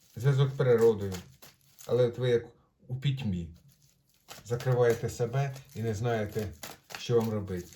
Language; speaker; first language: Ukrainian; non-native, local second language; Russian